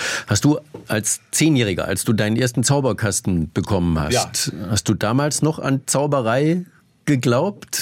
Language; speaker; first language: German; native; German